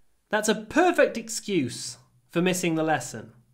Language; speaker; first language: English; native; English